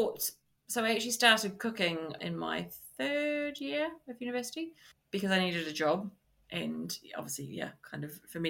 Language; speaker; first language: English; native; English